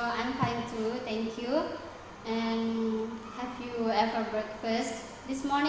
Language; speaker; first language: English; non-native, learner; Indonesian